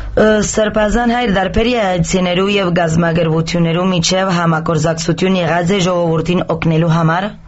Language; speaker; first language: Armenian; early bilingual, heritage; Armenian